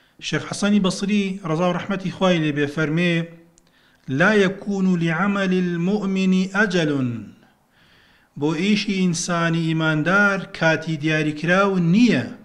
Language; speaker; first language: Central Kurdish; native; Central Kurdish